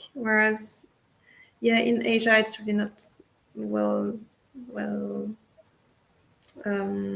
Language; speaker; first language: English; non-native, fluent; French